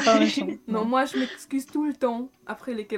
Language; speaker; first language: French; non-native, fluent; German